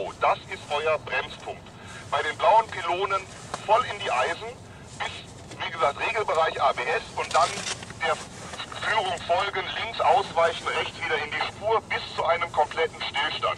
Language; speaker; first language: German; native; German